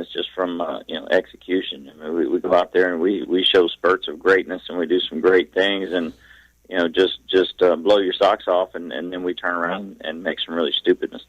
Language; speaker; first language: English; native; English